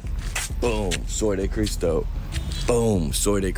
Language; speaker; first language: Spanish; non-native, learner; English